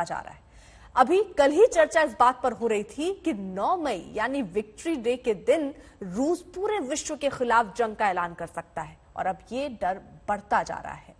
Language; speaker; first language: Hindi; native; Hindi